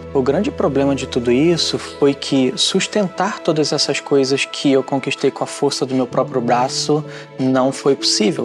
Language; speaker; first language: Portuguese; native; Portuguese